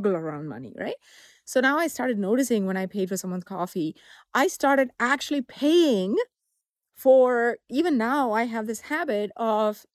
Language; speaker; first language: English; non-native, local second language; Tamil